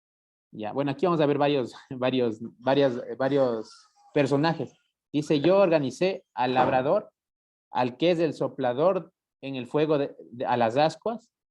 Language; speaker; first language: Spanish; native; Spanish